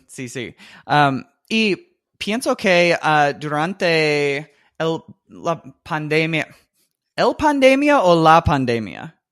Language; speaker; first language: Spanish; non-native, fluent; English